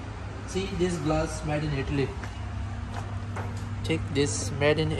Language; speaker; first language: English; non-native, learner; Filipino